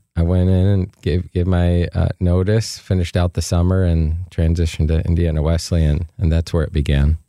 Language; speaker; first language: English; native; English